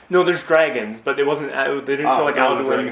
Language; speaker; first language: English; native; English